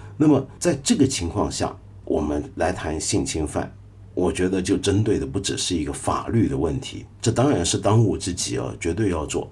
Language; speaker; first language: Chinese; non-native, local second language; Cantonese